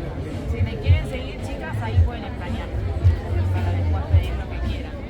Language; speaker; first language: Spanish; native; Spanish